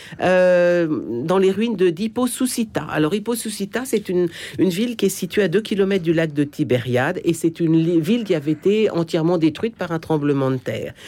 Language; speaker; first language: French; native; French